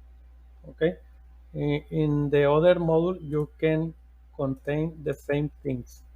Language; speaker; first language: English; non-native, learner; Spanish